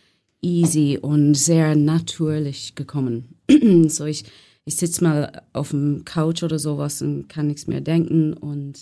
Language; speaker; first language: German; non-native, learner; English